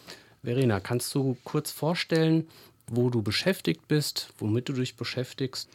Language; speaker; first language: German; native; German